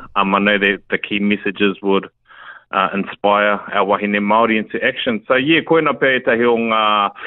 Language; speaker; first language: English; native; English